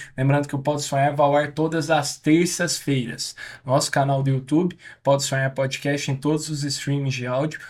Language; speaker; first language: Portuguese; native; Portuguese